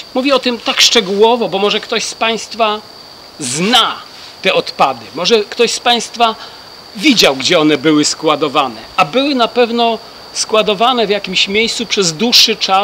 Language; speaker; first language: Polish; native; Polish